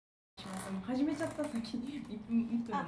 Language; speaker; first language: Japanese; native; Japanese